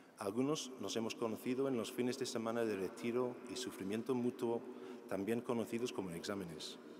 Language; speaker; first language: Spanish; non-native, fluent; English